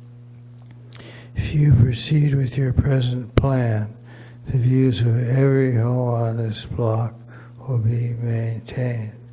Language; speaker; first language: English; native; English